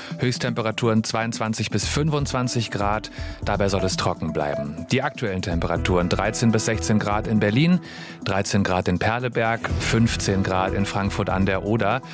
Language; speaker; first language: German; native; German